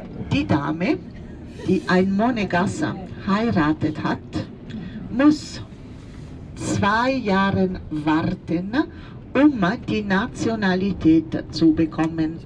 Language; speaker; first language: German; non-native, fluent; Italian